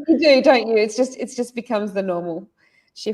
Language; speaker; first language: English; native; English